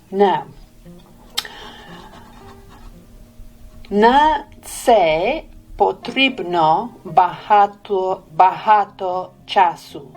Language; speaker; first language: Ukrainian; non-native, learner; English